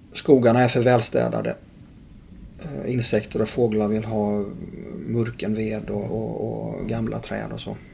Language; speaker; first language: Swedish; native; Swedish